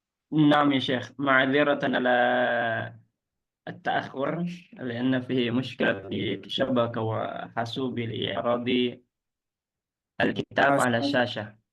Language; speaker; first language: Arabic; non-native, fluent; Indonesian